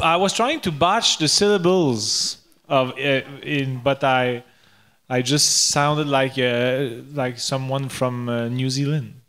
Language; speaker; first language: English; non-native, learner; French